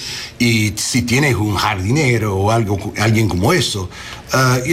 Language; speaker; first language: Spanish; early bilingual, heritage; English